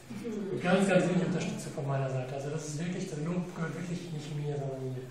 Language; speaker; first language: German; native; German